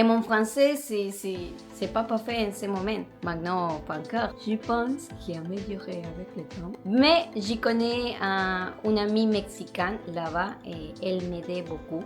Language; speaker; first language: French; non-native, learner; Spanish